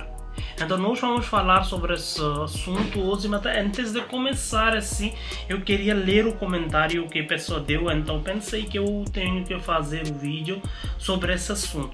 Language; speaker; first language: Portuguese; non-native, learner; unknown